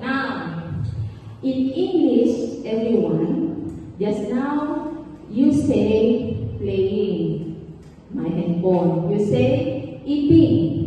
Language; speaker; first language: English; non-native, learner; Indonesian